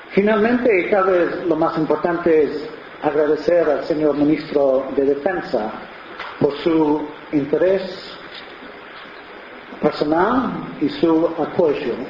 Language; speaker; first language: Spanish; non-native, fluent; English